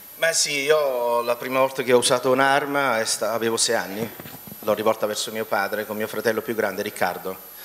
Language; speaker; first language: Italian; native; Italian